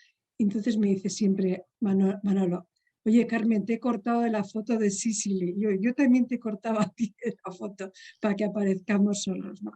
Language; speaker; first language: Spanish; native; Spanish